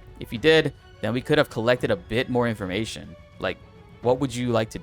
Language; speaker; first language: English; native; English